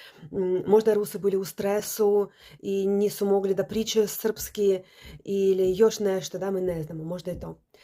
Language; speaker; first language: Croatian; non-native, learner; Russian